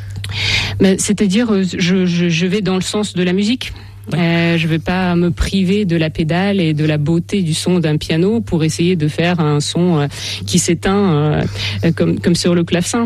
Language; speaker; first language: French; non-native, fluent; Russian